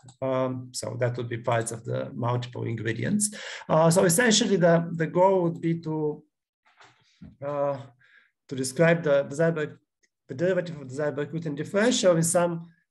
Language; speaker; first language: English; non-native, fluent; Bulgarian